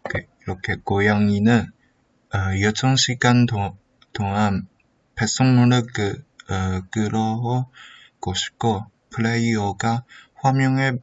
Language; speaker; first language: Korean; non-native, learner; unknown